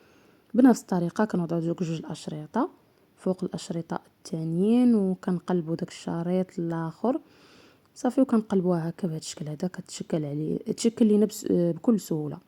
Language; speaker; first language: Arabic; native; Arabic